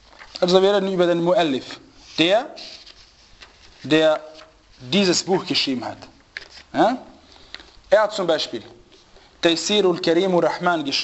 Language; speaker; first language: German; non-native, fluent; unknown